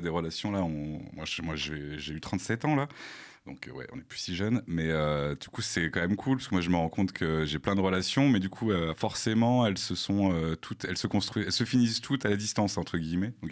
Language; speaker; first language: French; native; French